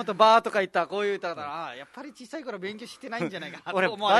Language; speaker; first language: Japanese; non-native, fluent; Nepali